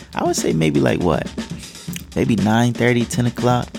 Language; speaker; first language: English; native; English